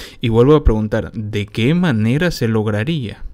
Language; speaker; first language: Spanish; native; Spanish